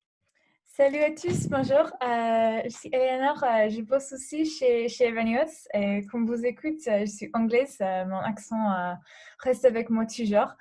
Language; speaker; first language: French; non-native, learner; English